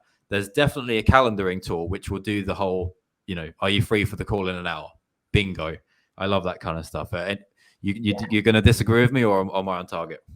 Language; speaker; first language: English; native; English